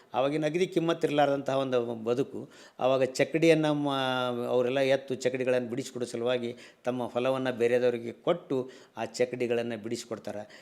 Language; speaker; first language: Kannada; native; Kannada